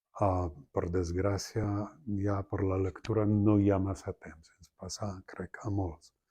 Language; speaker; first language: Catalan; non-native, fluent; Polish